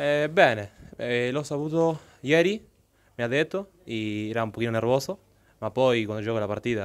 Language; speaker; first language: Italian; non-native, learner; Spanish